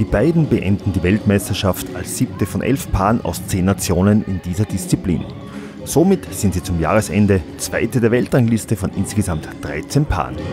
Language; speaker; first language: German; native; German